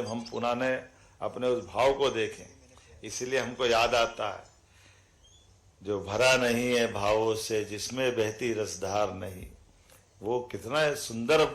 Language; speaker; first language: Hindi; native; Hindi